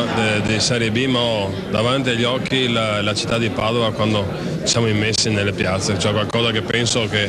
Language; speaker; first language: Italian; native; Italian